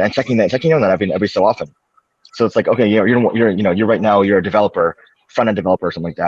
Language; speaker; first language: English; native; English